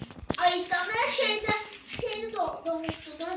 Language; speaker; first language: Turkish; non-native, learner; Azerbaijani